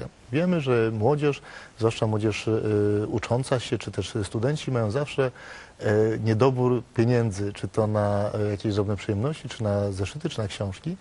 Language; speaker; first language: Polish; native; Polish